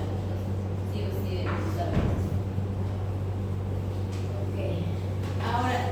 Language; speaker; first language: Spanish; native; Spanish